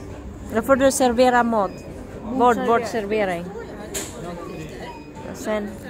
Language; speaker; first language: Swedish; non-native, learner; Filipino